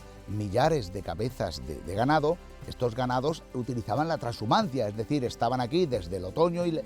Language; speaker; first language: Spanish; native; Spanish